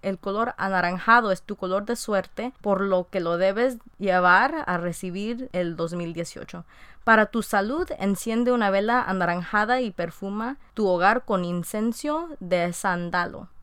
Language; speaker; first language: Spanish; early bilingual, heritage; Spanish